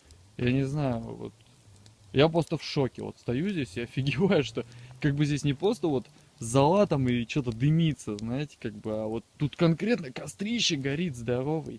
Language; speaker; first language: Russian; native; Russian